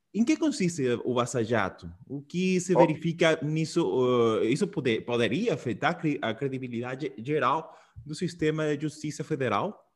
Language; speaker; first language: Portuguese; non-native, fluent; Spanish